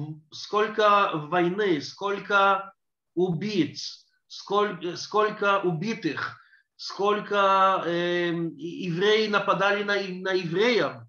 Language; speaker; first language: Russian; early bilingual, heritage; Russian